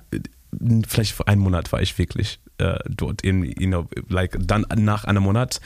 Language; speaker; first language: German; non-native, learner; Shona